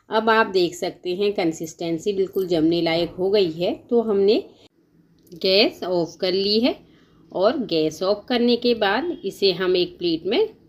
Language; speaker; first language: Hindi; native; Hindi